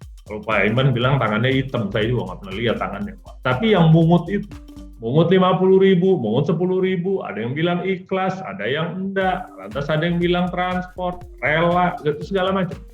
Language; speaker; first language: Indonesian; native; Indonesian